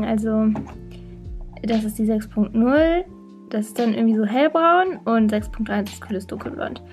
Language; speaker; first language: German; native; German